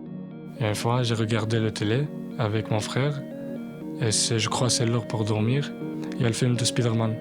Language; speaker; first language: French; non-native, learner; Arabic